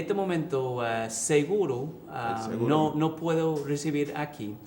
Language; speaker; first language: Spanish; early bilingual, heritage; English